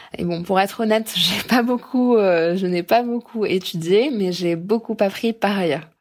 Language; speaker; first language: French; non-native, local second language; Arabic